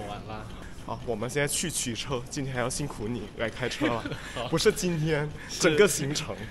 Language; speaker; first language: Chinese; non-native, fluent; Indonesian